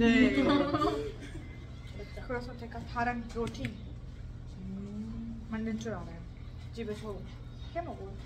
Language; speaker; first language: Korean; non-native, learner; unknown